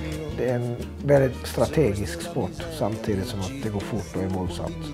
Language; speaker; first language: Swedish; native; Swedish